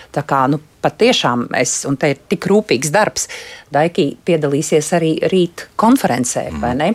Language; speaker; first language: Latvian; native; Latvian